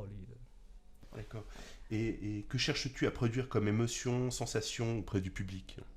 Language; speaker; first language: French; native; French